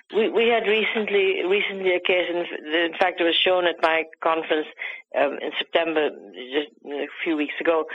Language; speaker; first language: English; native; English